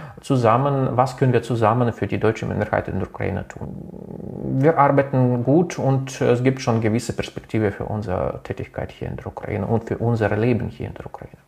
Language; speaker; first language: German; non-native, local second language; Russian